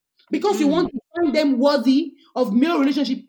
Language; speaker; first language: English; non-native, local second language; Yoruba